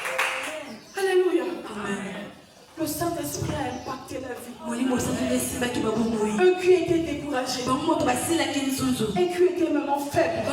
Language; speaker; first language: French; non-native, local second language; Lingala